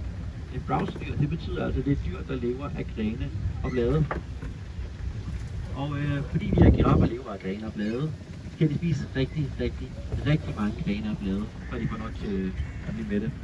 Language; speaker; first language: Danish; native; Danish